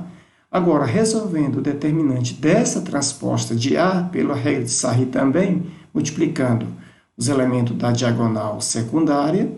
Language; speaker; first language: Portuguese; native; Portuguese